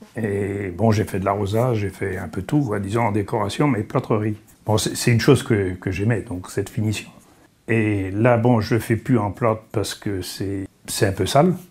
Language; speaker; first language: French; native; French